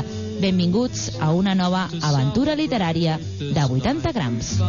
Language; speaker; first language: Catalan; native; Catalan